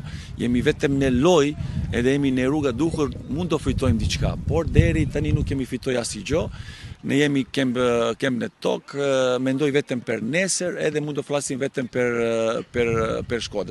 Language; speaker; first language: Albanian; non-native, learner; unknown